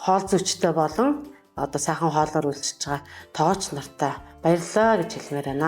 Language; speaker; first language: Mongolian; native; Mongolian